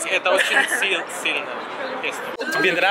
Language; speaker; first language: Russian; non-native, learner; Italian